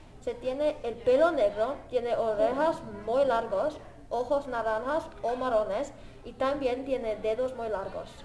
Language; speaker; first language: Spanish; non-native, learner; English